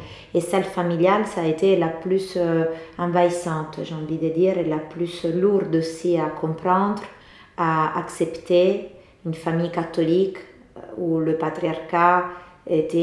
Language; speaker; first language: French; non-native, fluent; Italian